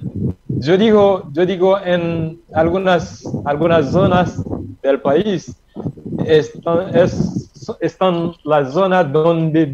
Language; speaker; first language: Spanish; non-native, learner; Haitian Creole